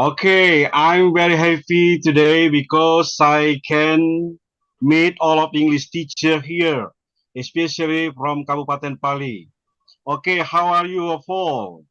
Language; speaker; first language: English; non-native, learner; Indonesian